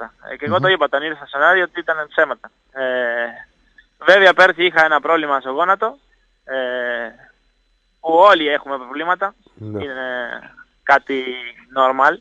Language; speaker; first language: Greek; non-native, fluent; Italian